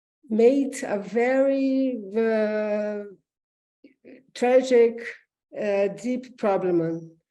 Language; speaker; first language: English; non-native, learner; Portuguese